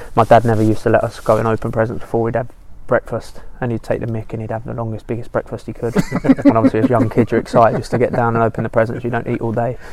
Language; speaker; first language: English; native; English